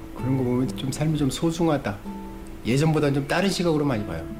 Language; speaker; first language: Korean; native; Korean